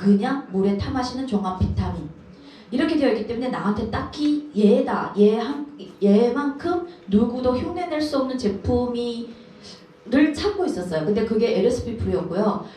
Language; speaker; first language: Korean; early bilingual, heritage; Korean